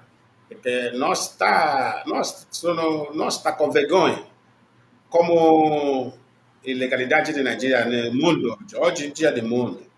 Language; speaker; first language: Portuguese; non-native, learner; Igbo